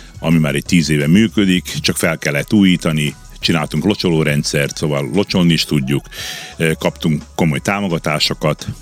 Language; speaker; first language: Hungarian; native; Hungarian